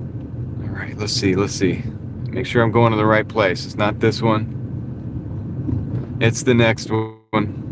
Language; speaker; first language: English; native; English